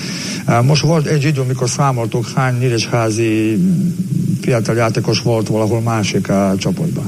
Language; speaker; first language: Hungarian; non-native, learner; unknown